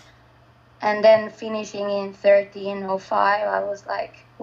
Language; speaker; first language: English; non-native, fluent; Finnish